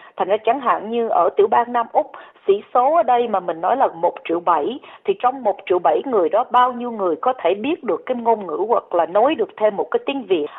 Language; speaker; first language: Vietnamese; early bilingual, heritage; Vietnamese